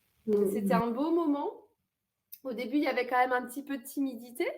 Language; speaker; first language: French; native; French